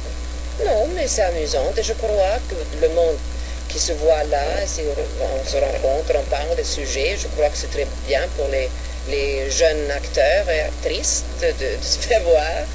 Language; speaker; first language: French; non-native, fluent; Swedish